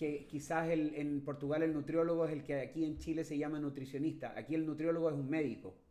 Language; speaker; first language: Spanish; native; Spanish